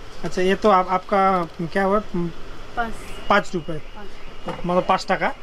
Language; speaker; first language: Hindi; non-native, learner; Bangla